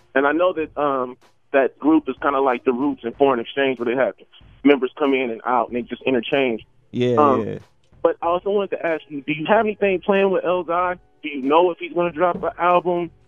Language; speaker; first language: English; native; English